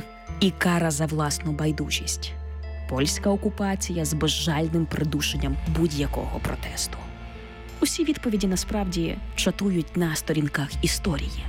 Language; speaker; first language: Ukrainian; native; Ukrainian